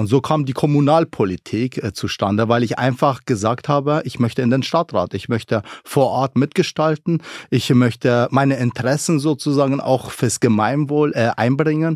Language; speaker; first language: German; early bilingual, other home language; Arabic